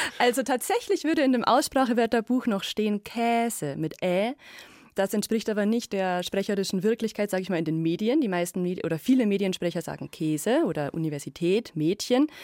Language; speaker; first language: German; native; German